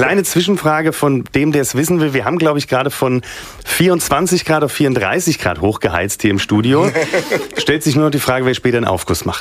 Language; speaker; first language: German; native; German